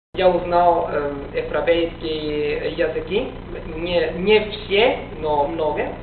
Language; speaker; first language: Russian; non-native, learner; Italian